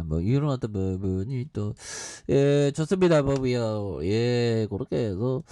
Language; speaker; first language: Korean; native; Korean